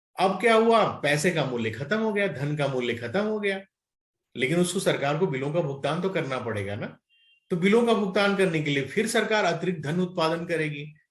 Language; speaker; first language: Hindi; native; Hindi